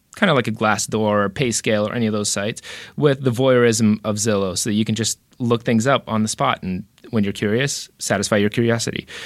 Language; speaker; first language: English; early bilingual, other home language; Russian